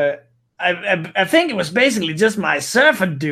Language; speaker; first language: English; non-native, fluent; Danish